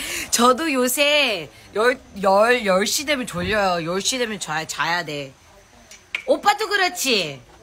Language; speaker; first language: Korean; non-native, fluent; English